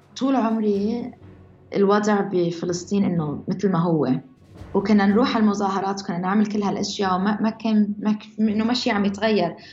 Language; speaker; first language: Arabic; early bilingual, heritage; Arabic